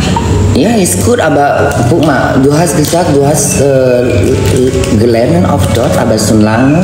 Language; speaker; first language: German; non-native, learner; Indonesian